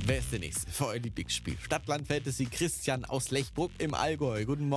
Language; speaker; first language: German; native; German